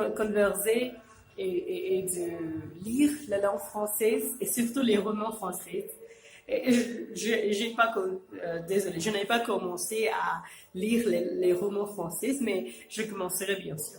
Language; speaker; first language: French; non-native, fluent; Urdu